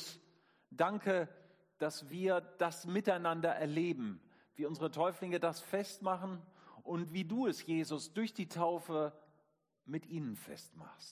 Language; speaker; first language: German; native; German